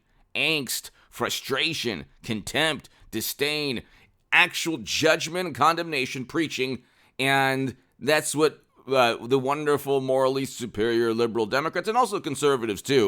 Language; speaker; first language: English; native; English